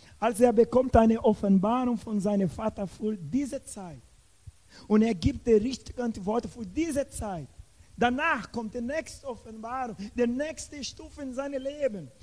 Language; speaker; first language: German; non-native, fluent; Portuguese